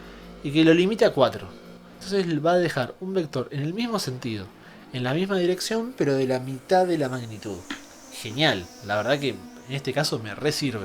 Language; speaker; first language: Spanish; native; Spanish